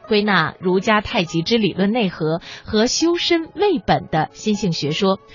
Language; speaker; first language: Chinese; native; Chinese